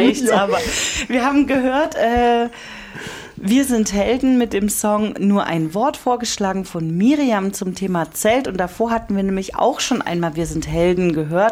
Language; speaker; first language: German; native; German